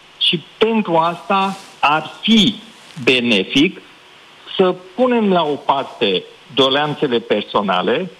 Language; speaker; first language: Romanian; native; Romanian